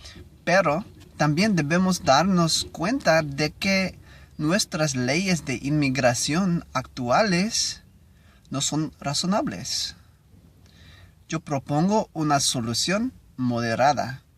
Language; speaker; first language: Spanish; non-native, learner; English